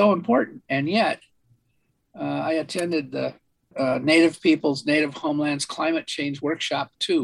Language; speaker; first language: English; native; English